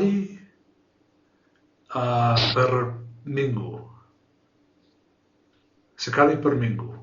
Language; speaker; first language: Indonesian; non-native, learner; English